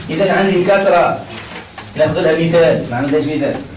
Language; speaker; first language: Arabic; native; Arabic